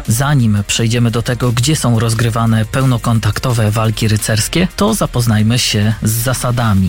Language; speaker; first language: Polish; native; Polish